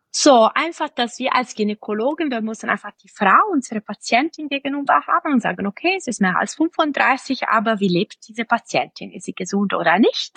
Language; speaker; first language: German; non-native, fluent; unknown